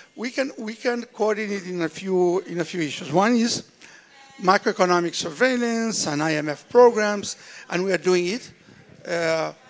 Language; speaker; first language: English; non-native, fluent; Portuguese